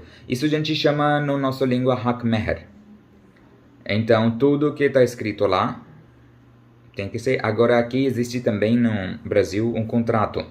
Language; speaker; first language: Portuguese; non-native, learner; Urdu